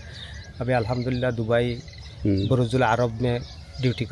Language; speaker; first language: Hindi; non-native, fluent; Pashto